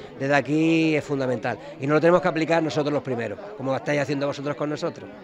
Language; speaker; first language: Spanish; native; Spanish